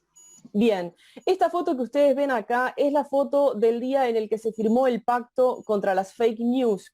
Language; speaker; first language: Spanish; native; Spanish